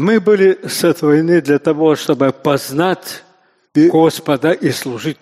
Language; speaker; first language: Russian; native; Russian